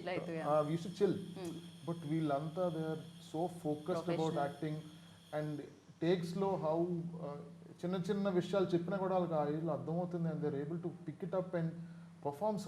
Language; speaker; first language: Telugu; native; Telugu